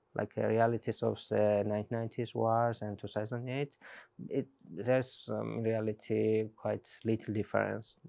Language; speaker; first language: English; non-native, fluent; Georgian